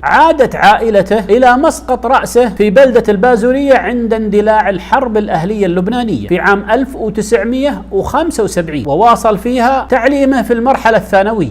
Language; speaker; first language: Arabic; native; Arabic